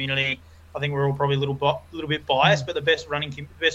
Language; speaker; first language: English; native; English